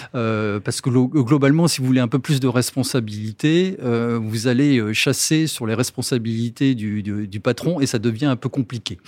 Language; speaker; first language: French; native; French